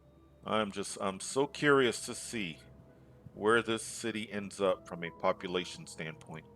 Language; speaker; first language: English; native; English